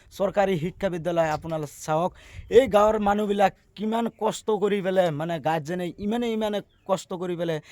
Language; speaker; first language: Assamese; non-native, local second language; Bangla